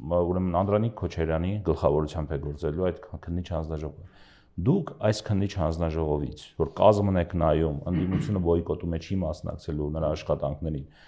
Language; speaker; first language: Armenian; native; Armenian